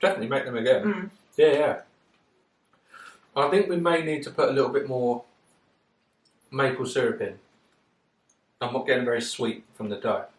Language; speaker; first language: English; native; English